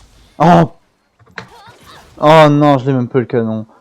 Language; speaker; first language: French; native; French